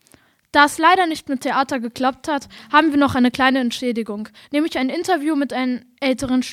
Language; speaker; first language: German; native; German